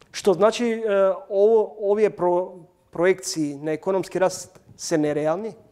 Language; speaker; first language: Macedonian; native; Macedonian